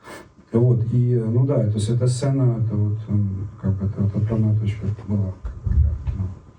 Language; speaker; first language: Russian; native; Russian